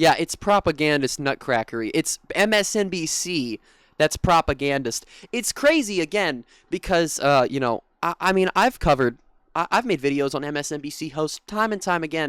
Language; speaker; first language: English; native; English